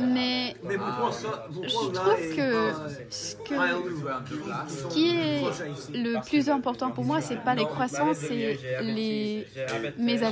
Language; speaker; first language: French; non-native, learner; English